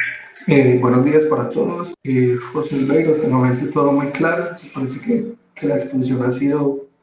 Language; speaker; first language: Spanish; native; Spanish